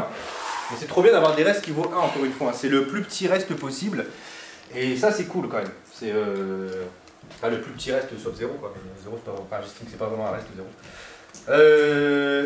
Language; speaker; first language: French; native; French